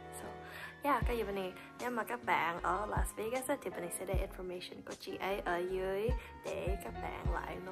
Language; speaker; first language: Vietnamese; early bilingual, heritage; Vietnamese